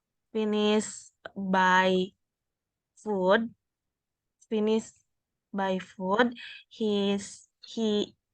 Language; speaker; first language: English; non-native, learner; Indonesian